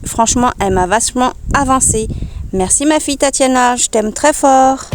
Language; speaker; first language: French; native; French